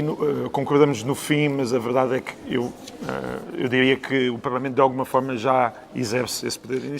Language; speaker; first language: Portuguese; native; Portuguese